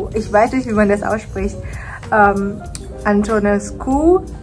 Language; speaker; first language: German; early bilingual, other home language; Indonesian